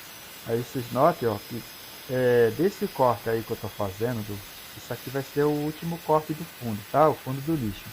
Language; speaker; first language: Portuguese; native; Portuguese